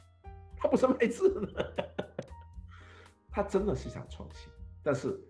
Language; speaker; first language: Chinese; non-native, local second language; Cantonese